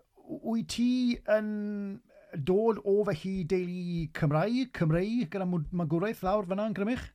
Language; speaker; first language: Welsh; native; Welsh